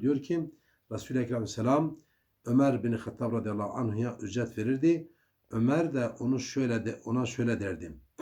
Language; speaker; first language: Turkish; native; Turkish